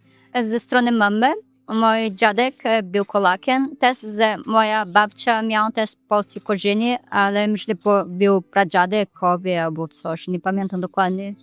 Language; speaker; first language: Polish; non-native, learner; Portuguese